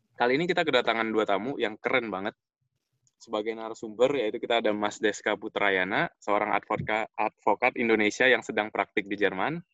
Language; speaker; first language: Indonesian; native; Indonesian